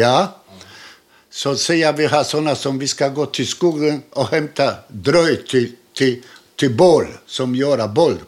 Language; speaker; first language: Swedish; non-native, learner; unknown